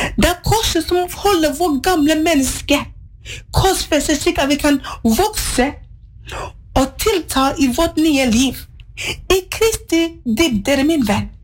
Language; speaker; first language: Norwegian; non-native, fluent; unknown